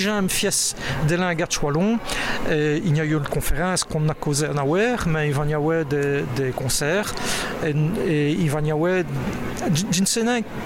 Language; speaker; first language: French; native; French